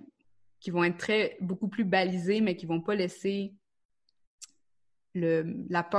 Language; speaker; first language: French; native; French